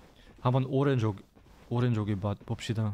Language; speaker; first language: Korean; non-native, fluent; German